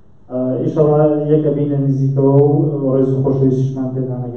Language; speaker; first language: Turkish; non-native, fluent; Central Kurdish